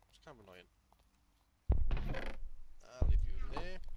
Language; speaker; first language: English; native; English